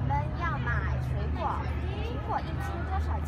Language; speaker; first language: Chinese; non-native, learner; Vietnamese